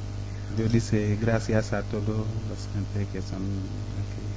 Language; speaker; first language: Spanish; non-native, learner; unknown